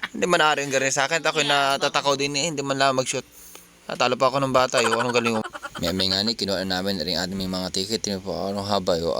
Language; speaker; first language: Filipino; native; Filipino